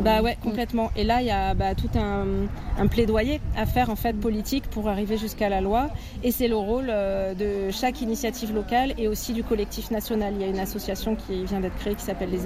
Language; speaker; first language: French; native; French